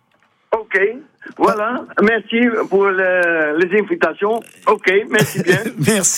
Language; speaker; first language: French; non-native, learner; Dutch